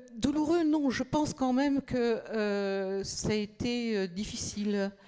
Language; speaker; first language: French; native; French